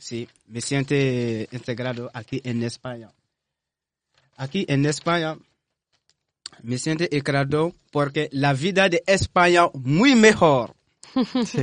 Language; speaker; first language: Spanish; non-native, learner; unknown